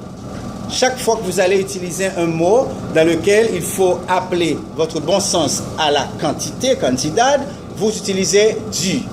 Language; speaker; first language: French; non-native, fluent; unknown